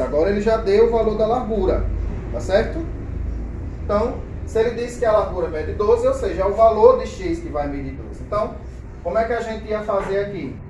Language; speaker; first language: Portuguese; native; Portuguese